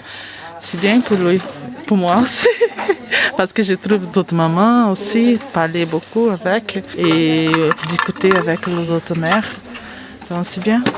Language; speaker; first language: French; non-native, learner; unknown